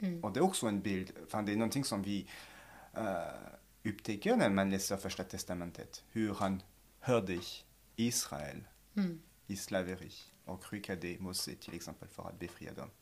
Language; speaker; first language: Swedish; non-native, fluent; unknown